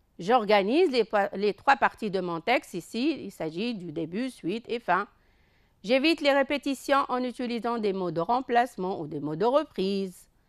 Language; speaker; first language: French; non-native, local second language; Arabic